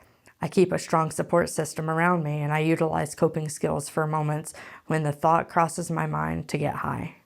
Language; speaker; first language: English; native; English